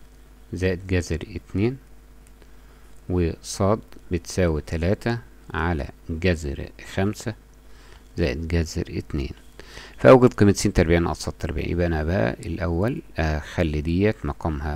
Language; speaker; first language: Arabic; native; Arabic